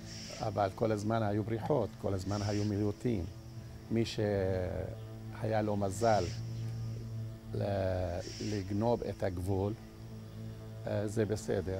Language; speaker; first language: Hebrew; non-native, fluent; Arabic